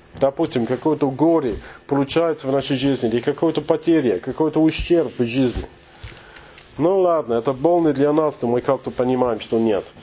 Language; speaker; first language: Russian; non-native, fluent; English